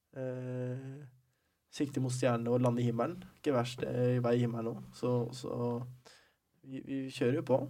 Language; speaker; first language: Norwegian; early bilingual, other home language; Arabic